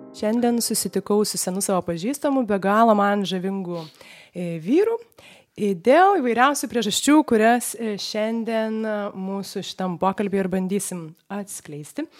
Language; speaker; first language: Lithuanian; native; Lithuanian